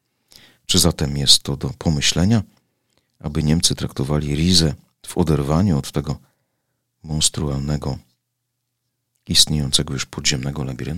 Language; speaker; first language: Polish; native; Polish